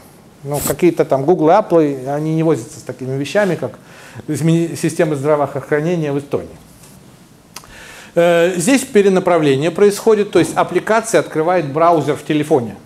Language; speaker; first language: Russian; native; Russian